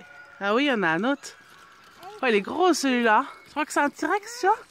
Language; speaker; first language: French; native; French